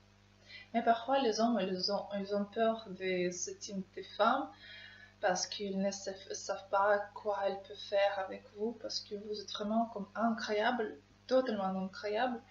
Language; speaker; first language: French; non-native, learner; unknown